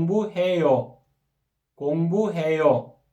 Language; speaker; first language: Korean; non-native, fluent; Kyrgyz